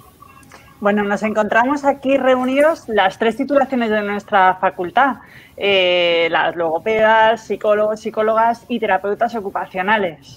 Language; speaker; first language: Spanish; native; Spanish